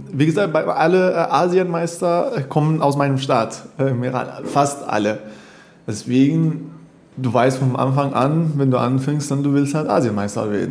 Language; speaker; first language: German; non-native, fluent; Persian